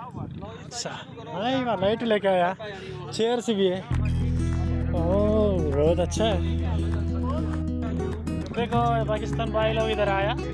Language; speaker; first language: Hindi; non-native, local second language; Telugu